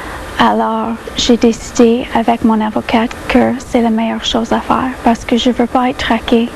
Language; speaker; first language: French; non-native, local second language; English